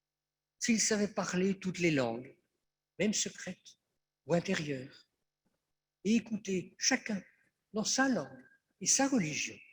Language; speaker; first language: French; native; French